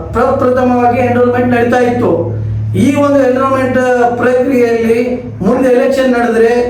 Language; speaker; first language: Kannada; non-native, local second language; Urdu